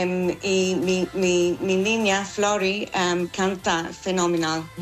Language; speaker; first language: Spanish; non-native, fluent; English